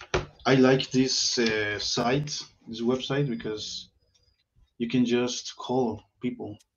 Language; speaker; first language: English; non-native, learner; Spanish